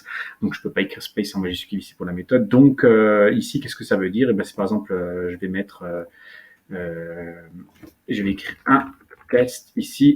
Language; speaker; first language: French; native; French